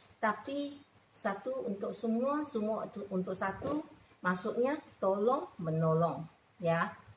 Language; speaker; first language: Malay; non-native, local second language; Chinese